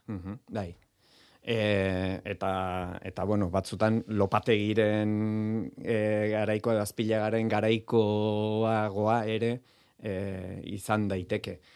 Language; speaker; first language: Basque; native; Basque